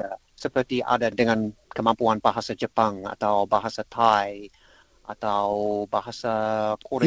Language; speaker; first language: Indonesian; non-native, learner; English